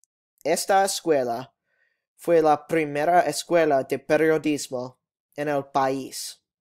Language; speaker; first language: Spanish; non-native, learner; English